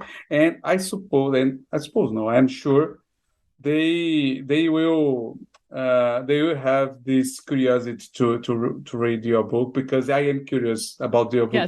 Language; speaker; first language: English; non-native, fluent; Portuguese